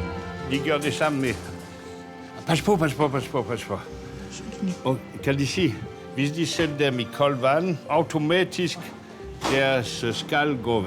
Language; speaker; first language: Danish; non-native, fluent; French